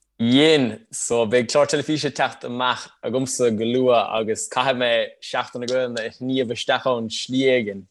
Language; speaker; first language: Irish; native; Irish